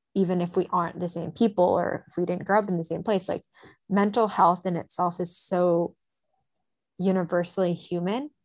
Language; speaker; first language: English; non-native, local second language; Japanese